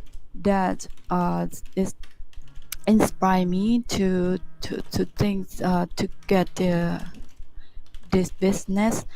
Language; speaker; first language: English; non-native, learner; Thai